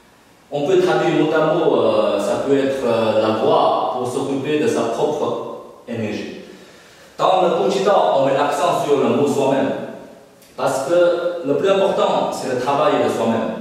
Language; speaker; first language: French; non-native, fluent; Chinese